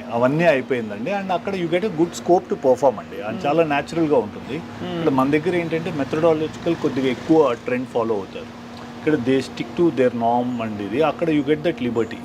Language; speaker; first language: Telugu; native; Telugu